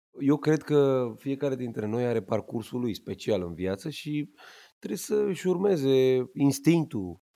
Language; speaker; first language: Romanian; native; Romanian